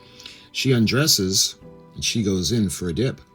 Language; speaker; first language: English; native; English